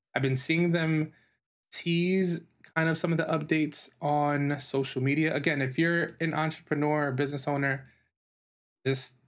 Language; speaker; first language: English; native; English